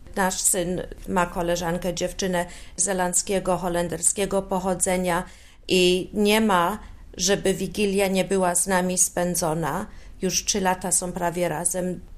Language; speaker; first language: Polish; early bilingual, heritage; Polish